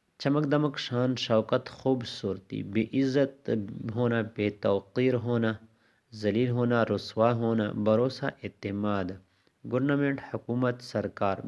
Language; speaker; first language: Urdu; non-native, local second language; Pashto